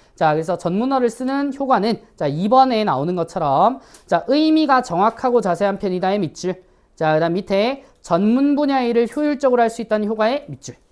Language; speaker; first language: Korean; native; Korean